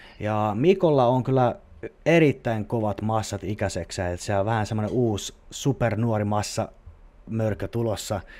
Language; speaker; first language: Finnish; native; Finnish